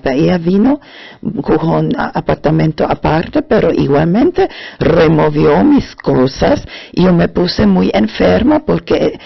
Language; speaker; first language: Spanish; non-native, fluent; German